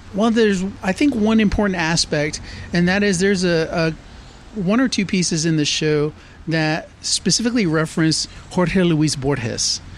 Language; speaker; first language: English; native; English